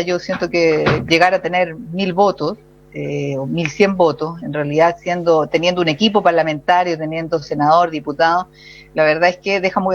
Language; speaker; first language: Spanish; native; Spanish